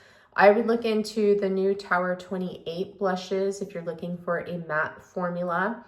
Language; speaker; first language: English; native; English